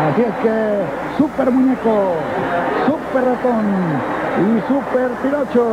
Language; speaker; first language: Spanish; native; Spanish